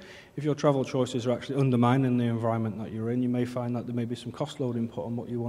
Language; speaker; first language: English; native; English